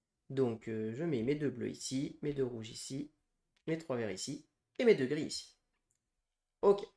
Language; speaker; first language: French; native; French